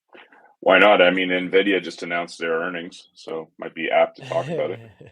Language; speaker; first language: English; native; English